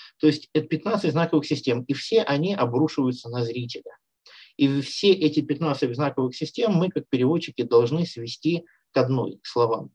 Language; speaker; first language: Russian; native; Russian